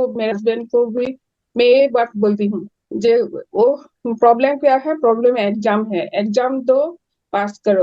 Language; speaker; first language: Hindi; non-native, local second language; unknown